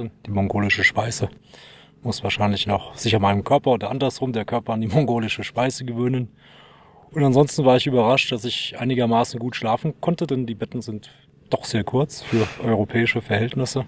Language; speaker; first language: German; native; German